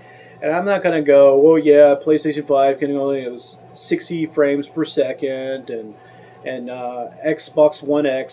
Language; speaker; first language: English; native; English